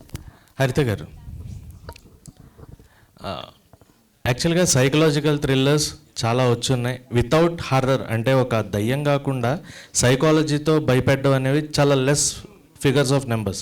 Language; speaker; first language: Telugu; native; Telugu